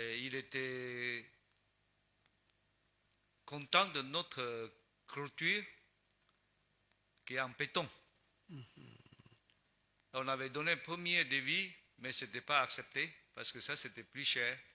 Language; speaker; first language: French; non-native, learner; Chinese